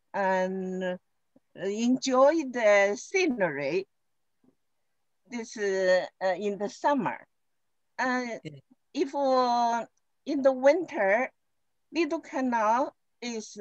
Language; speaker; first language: English; non-native, learner; Chinese